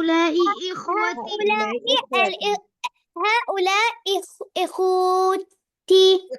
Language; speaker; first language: Arabic; non-native, learner; Urdu